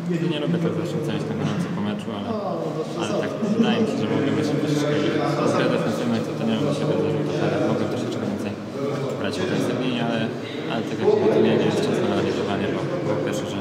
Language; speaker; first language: Polish; native; Polish